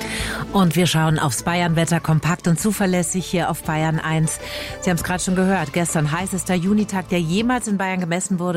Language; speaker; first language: German; native; German